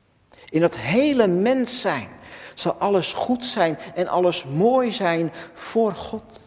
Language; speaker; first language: Dutch; native; Dutch